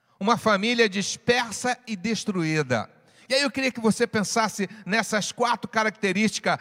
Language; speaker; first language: Portuguese; native; Portuguese